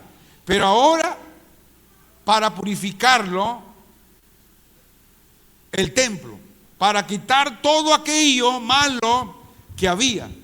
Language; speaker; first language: Spanish; native; Spanish